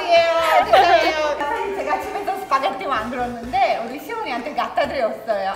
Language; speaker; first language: Korean; non-native, fluent; Italian